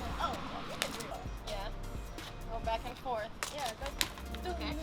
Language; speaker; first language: English; non-native, fluent; Polish